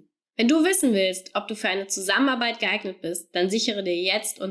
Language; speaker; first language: German; native; German